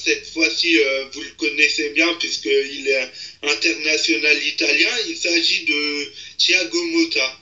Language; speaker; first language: French; native; French